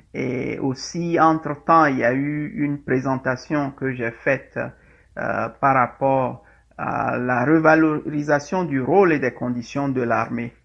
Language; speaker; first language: French; non-native, local second language; Ewe